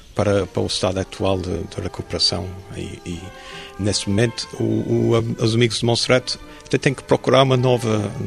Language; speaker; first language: Portuguese; non-native, fluent; English